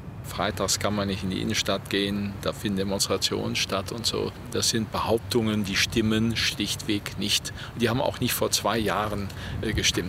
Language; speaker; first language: German; native; German